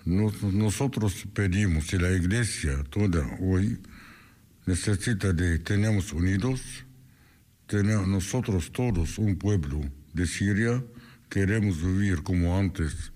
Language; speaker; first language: Spanish; non-native, fluent; Arabic